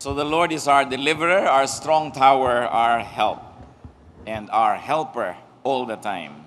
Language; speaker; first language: English; non-native, local second language; Filipino